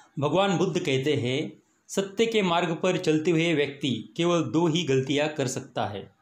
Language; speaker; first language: Hindi; non-native, local second language; Marathi